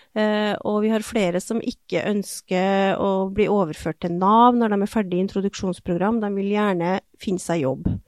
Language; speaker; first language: Norwegian; native; Norwegian